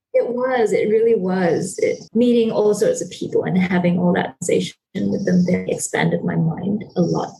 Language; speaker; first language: English; non-native, local second language; Chinese